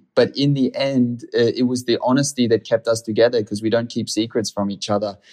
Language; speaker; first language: English; native; English